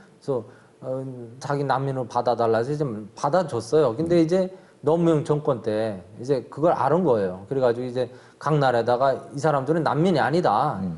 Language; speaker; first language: Korean; native; Korean